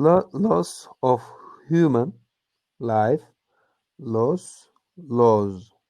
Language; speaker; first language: English; non-native, learner; Turkish